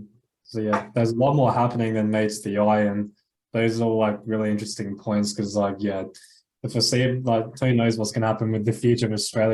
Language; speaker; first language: English; native; English